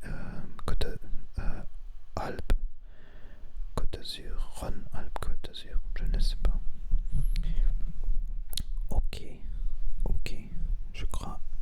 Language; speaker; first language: French; non-native, learner; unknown